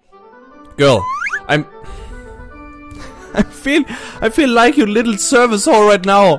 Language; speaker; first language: English; non-native, fluent; German